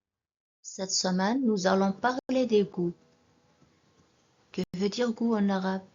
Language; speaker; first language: French; non-native, local second language; Arabic